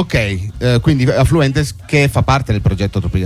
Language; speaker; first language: Italian; native; Italian